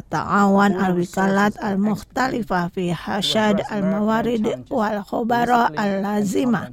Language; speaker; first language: Arabic; non-native, fluent; Indonesian